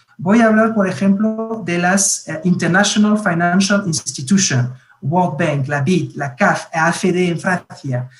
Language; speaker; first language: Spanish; non-native, fluent; French